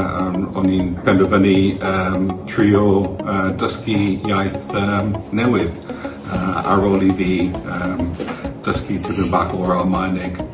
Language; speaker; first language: Welsh; non-native, learner; English